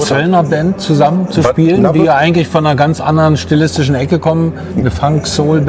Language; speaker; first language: German; native; German